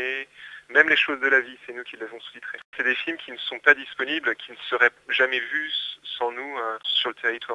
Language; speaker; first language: French; native; French